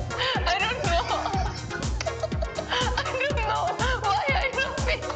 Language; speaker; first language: English; non-native, learner; Japanese